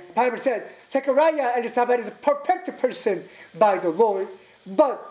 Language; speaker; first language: English; non-native, learner; Korean